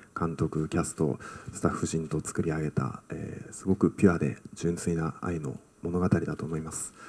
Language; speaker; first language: Japanese; native; Japanese